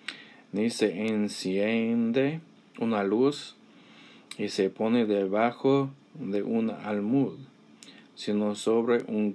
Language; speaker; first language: Spanish; non-native, fluent; English